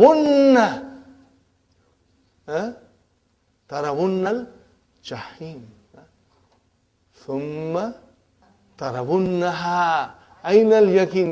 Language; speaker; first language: Arabic; non-native, fluent; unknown